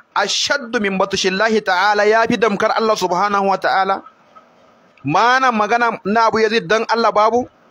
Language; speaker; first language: Hausa; non-native, local second language; Kanuri